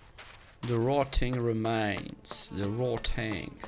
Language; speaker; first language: English; non-native, fluent; Romanian